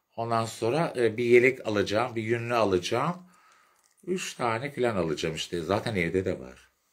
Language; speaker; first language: Turkish; non-native, local second language; Arabic